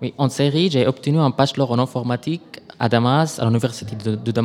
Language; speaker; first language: French; non-native, learner; Arabic